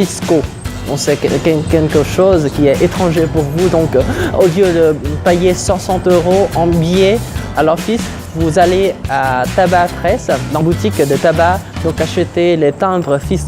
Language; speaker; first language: French; non-native, fluent; Vietnamese